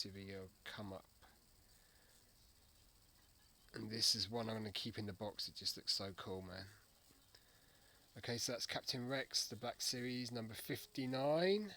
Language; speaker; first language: English; native; English